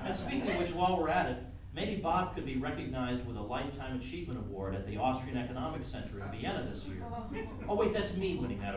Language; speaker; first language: English; native; English